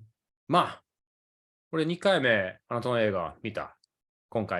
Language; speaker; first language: Japanese; early bilingual, other home language; English